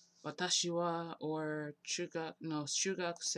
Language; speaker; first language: Japanese; non-native, learner; English